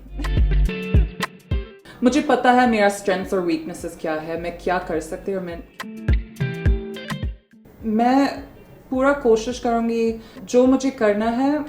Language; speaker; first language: Hindi; non-native, local second language; English